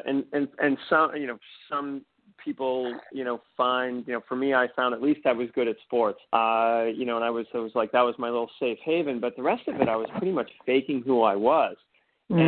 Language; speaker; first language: English; native; English